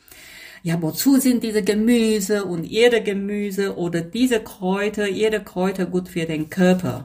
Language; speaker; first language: German; non-native, fluent; Chinese